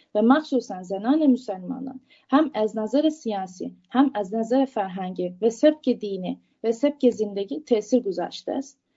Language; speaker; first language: Persian; non-native, fluent; Turkish